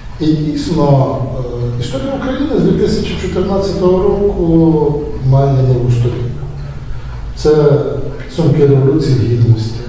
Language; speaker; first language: Ukrainian; native; Ukrainian